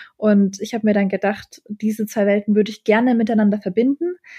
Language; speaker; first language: German; early bilingual, other home language; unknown